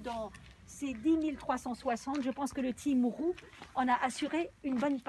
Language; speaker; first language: French; native; French